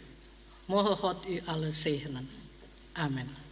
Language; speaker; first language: Dutch; non-native, learner; Indonesian